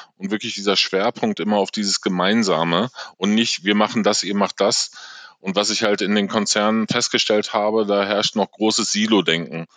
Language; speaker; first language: German; native; German